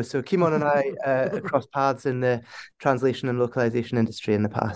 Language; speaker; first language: English; native; English